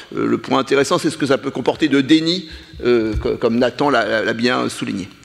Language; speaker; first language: French; native; French